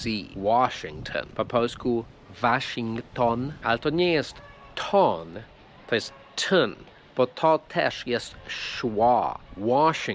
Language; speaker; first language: Polish; non-native, fluent; English